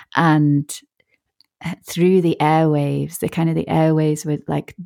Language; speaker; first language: English; native; English